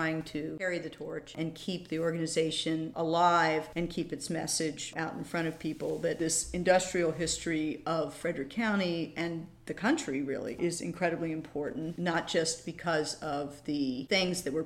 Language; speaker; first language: English; native; English